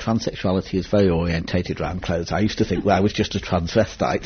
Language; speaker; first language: English; native; English